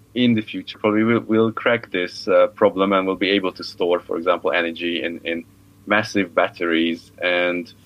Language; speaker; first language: English; non-native, fluent; Hungarian